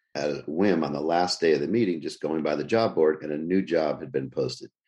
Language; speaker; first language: English; native; English